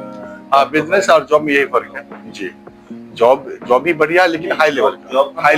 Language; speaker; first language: Hindi; native; Hindi